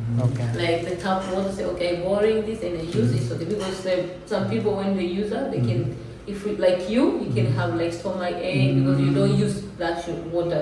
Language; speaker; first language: English; non-native, local second language; Swahili